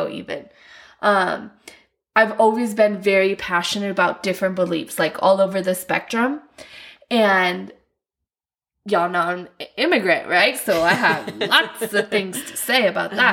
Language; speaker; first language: English; non-native, fluent; Spanish